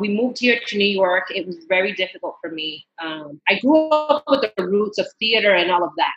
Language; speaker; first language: English; early bilingual, other home language; Spanish